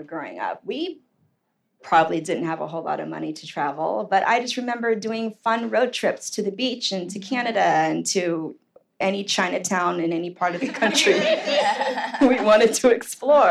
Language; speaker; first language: English; native; English